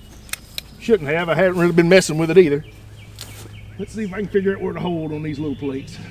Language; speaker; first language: English; native; English